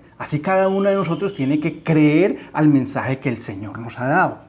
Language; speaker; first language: Spanish; native; Spanish